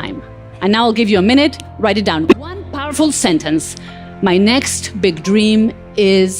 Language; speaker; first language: English; non-native, fluent; Spanish